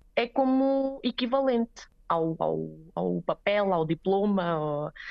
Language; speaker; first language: Portuguese; native; Portuguese